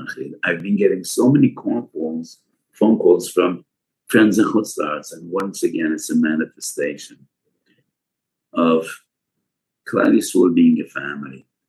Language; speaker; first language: English; non-native, fluent; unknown